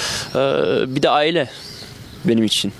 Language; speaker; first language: Turkish; early bilingual, other home language; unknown